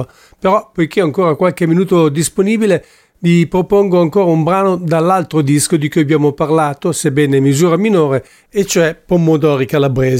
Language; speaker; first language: Italian; native; Italian